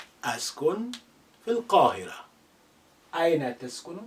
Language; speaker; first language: Arabic; non-native, fluent; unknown